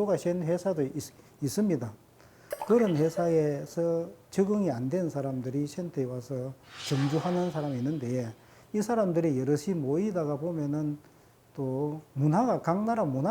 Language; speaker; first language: Korean; native; Korean